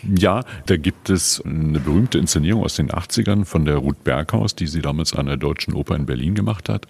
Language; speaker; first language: German; native; German